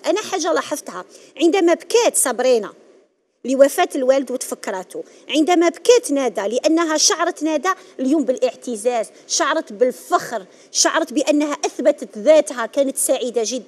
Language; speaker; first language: Arabic; native; Arabic